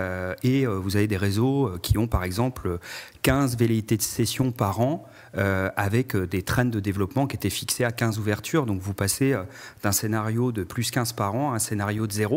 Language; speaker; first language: French; native; French